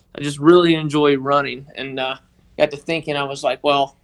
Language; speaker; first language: English; native; English